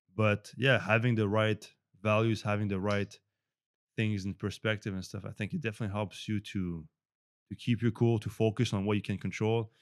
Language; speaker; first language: English; non-native, fluent; French